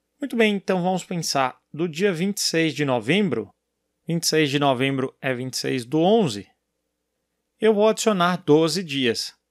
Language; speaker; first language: Portuguese; native; Portuguese